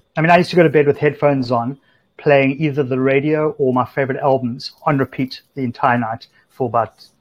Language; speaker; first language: English; native; English